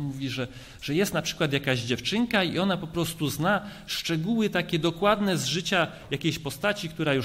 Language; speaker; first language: Polish; native; Polish